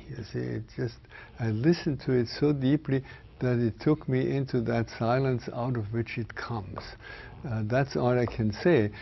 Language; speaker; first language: English; non-native, fluent; German